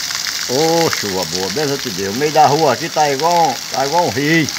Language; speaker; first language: Portuguese; native; Portuguese